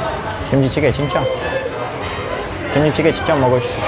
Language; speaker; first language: Korean; non-native, learner; Italian